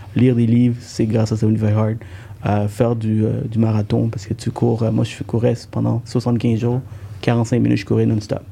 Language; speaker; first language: French; early bilingual, other home language; Tamil